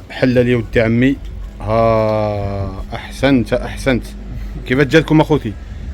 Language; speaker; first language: Arabic; native; Arabic